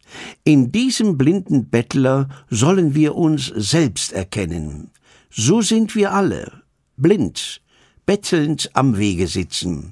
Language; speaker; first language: German; native; German